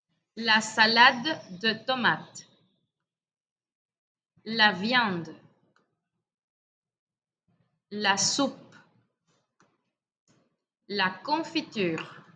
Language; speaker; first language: French; non-native, fluent; Spanish